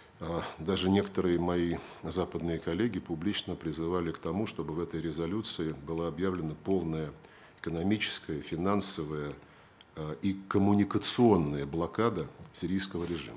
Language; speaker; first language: Russian; native; Russian